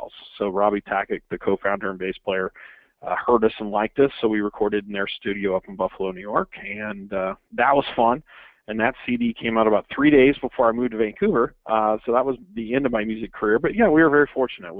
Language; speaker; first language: English; native; English